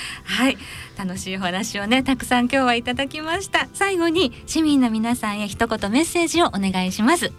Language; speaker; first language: Japanese; native; Japanese